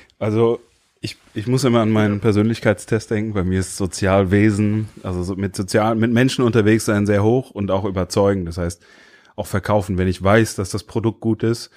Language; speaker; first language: German; native; German